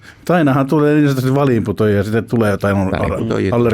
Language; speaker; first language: Finnish; native; Finnish